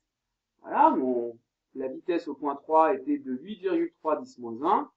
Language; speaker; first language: French; native; French